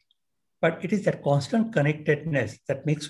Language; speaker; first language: English; non-native, local second language; Marathi